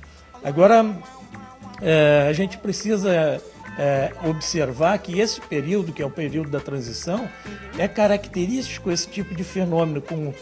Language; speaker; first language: Portuguese; native; Portuguese